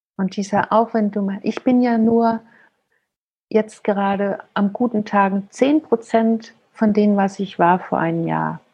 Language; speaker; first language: German; non-native, fluent; Danish